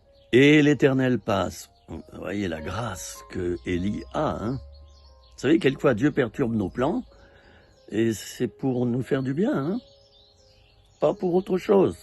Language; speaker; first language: French; native; French